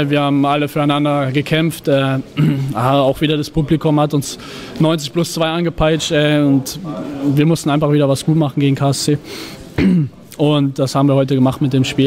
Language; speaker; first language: German; native; German